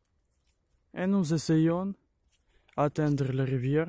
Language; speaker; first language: French; non-native, learner; Ukrainian